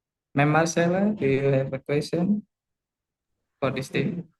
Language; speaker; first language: English; non-native, learner; Indonesian